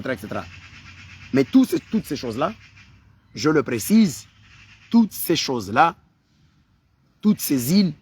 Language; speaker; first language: French; non-native, local second language; Comorian